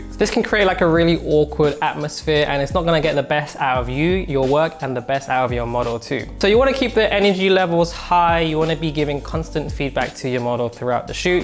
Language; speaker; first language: English; native; English